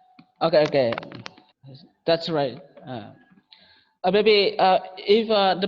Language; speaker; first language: English; non-native, learner; Indonesian